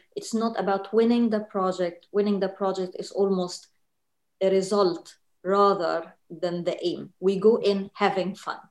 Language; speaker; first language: English; non-native, fluent; Arabic